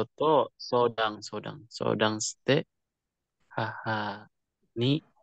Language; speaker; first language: Japanese; non-native, learner; Indonesian